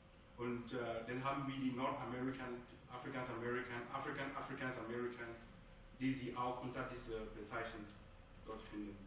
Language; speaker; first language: German; non-native, fluent; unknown